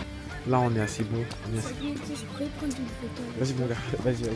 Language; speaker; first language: French; native; French